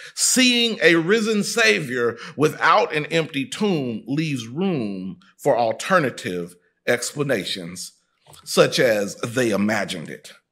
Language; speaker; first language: English; native; English